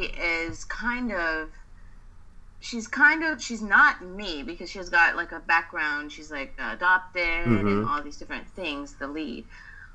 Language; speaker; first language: English; native; English